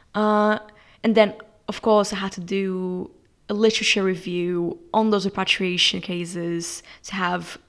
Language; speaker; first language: English; non-native, fluent; Portuguese